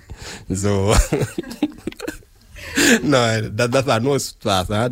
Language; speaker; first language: German; non-native, learner; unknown